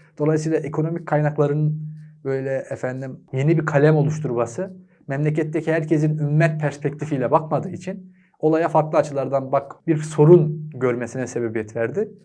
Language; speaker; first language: Turkish; native; Turkish